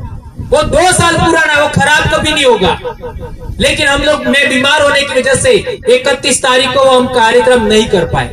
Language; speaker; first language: Hindi; non-native, local second language; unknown